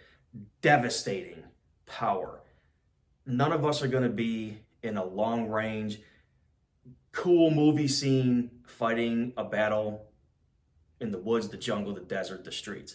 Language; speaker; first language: English; native; English